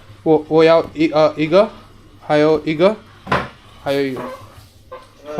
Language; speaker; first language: Chinese; non-native, learner; Hindi